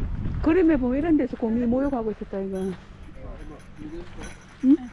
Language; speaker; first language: Korean; native; Korean